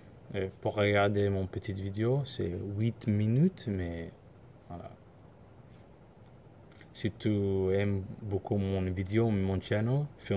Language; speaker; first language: French; non-native, learner; Somali